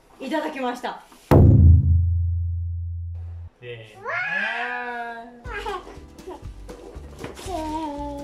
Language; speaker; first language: Japanese; native; Japanese